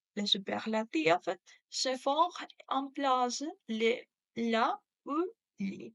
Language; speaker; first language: French; non-native, learner; Spanish